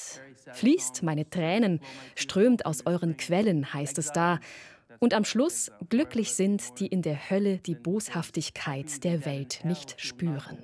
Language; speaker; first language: German; native; German